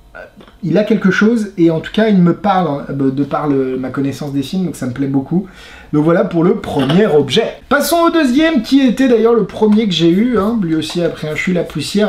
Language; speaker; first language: French; native; French